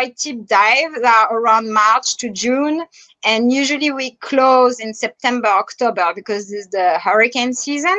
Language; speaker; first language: English; non-native, fluent; French